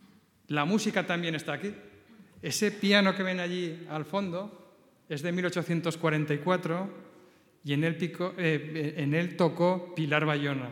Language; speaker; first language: Spanish; native; Spanish